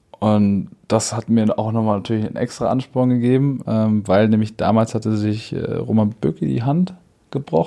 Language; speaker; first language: German; native; German